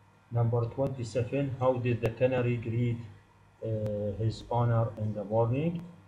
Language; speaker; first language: English; non-native, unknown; Arabic